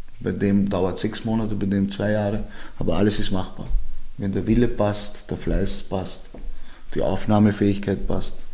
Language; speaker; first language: German; early bilingual, other home language; Georgian